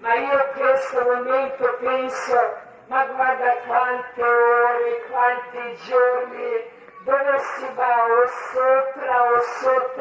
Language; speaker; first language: Italian; non-native, learner; Croatian